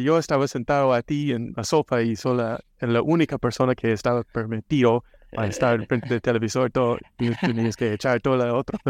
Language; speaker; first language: Spanish; non-native, fluent; English